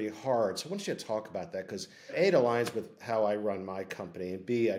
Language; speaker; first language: English; native; English